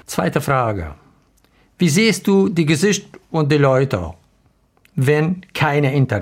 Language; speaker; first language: German; non-native, learner; Arabic